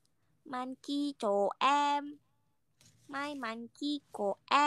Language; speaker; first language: English; non-native, learner; Indonesian